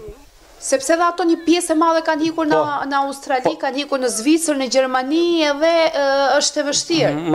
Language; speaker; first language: Albanian; native; Albanian